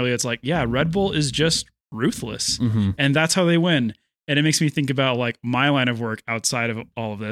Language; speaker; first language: English; native; English